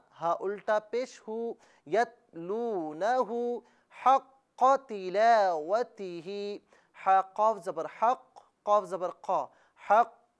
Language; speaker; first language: Urdu; native; Urdu